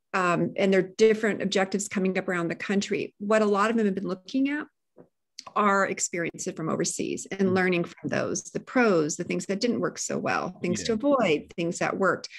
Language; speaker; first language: English; native; English